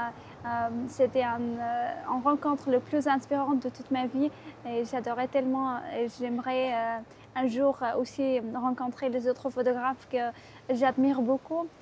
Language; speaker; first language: French; non-native, fluent; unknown